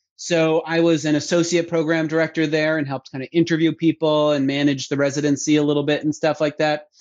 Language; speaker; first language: English; native; English